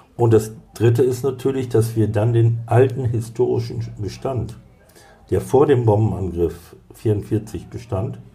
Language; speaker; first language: German; native; German